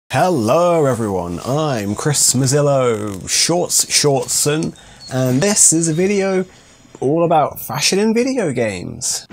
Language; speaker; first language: English; native; English